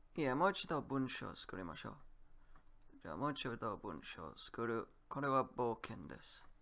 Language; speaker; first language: Japanese; non-native, learner; Polish